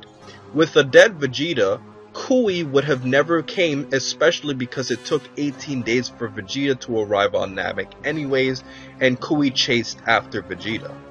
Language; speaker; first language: English; native; English